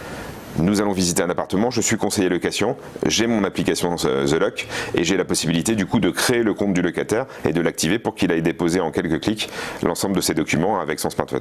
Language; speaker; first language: French; native; French